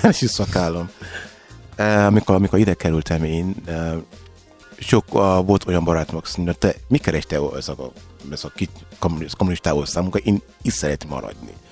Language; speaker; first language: Hungarian; non-native, learner; Yoruba